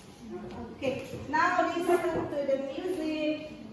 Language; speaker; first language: English; non-native, fluent; Indonesian